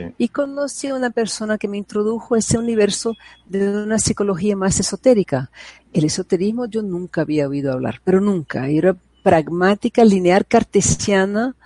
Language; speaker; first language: Spanish; non-native, fluent; Portuguese